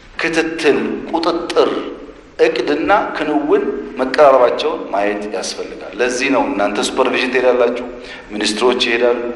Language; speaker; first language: Amharic; non-native, local second language; Oromo